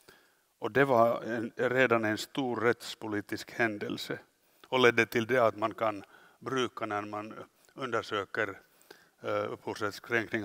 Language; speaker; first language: Swedish; non-native, local second language; Finnish